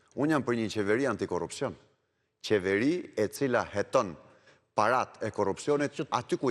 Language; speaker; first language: Albanian; native; Albanian